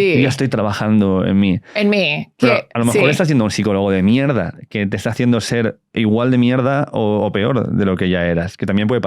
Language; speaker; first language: Spanish; native; Spanish